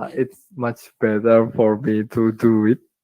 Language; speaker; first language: English; non-native, learner; Indonesian